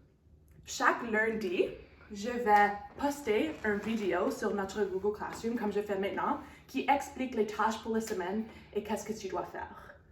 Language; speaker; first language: French; non-native, local second language; English